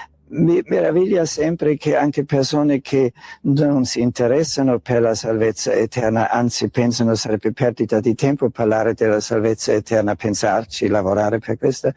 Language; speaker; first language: Italian; non-native, fluent; German